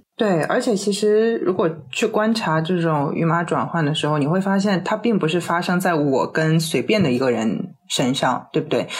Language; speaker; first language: Chinese; native; Chinese